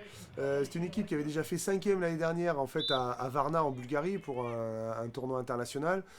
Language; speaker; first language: French; native; French